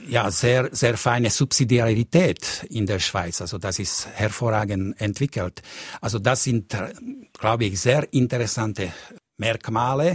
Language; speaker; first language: German; non-native, fluent; Slovak